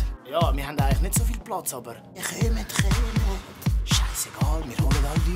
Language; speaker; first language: German; native; German